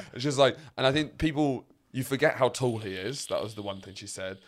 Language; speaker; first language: English; native; English